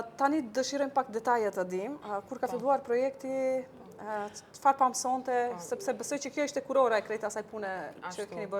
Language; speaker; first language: Albanian; native; Albanian